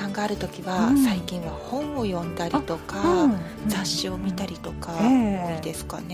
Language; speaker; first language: Japanese; native; Japanese